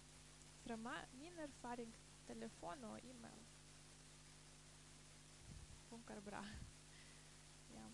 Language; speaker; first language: Norwegian; non-native, fluent; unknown